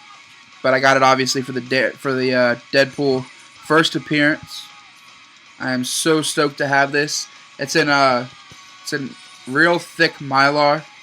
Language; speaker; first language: English; native; English